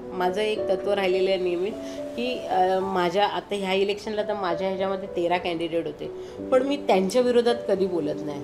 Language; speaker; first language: Marathi; non-native, local second language; Kannada